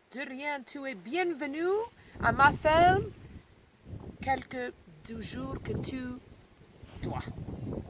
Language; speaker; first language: French; non-native, learner; English